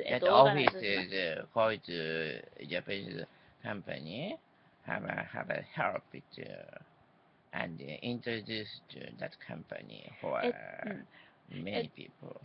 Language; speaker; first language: English; non-native, learner; Japanese